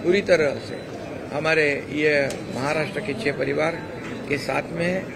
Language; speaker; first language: Hindi; non-native, local second language; Marathi